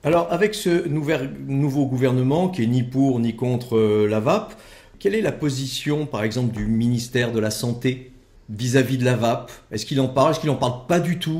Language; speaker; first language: French; native; French